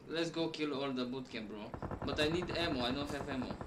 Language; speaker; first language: English; non-native, learner; Romanian